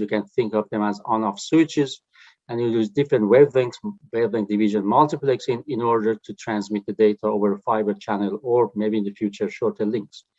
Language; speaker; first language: English; non-native, fluent; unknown